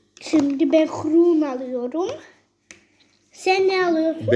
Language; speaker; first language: Turkish; early bilingual, heritage; Turkish